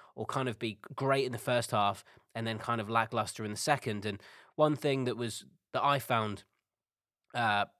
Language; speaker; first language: English; native; English